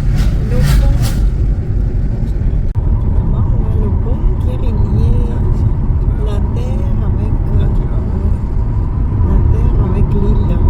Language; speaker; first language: French; non-native, fluent; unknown